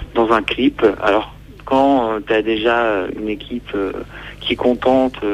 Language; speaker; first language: French; native; French